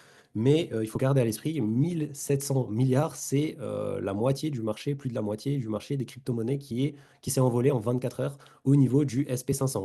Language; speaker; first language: French; native; French